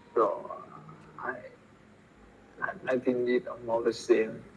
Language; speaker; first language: English; non-native, learner; Vietnamese